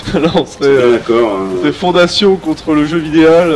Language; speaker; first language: French; native; French